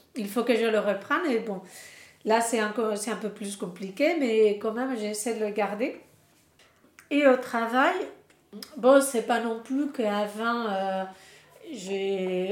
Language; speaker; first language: French; non-native, fluent; Spanish